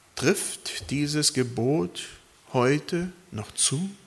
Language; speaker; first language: German; early bilingual, other home language; Spanish